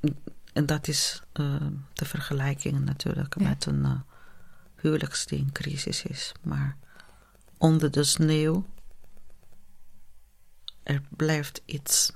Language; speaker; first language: Dutch; non-native, fluent; Italian